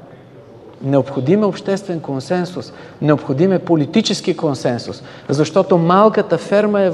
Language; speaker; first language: Bulgarian; native; Bulgarian